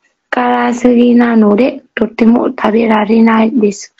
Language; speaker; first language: Japanese; non-native, learner; Vietnamese